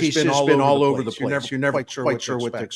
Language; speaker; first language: English; native; English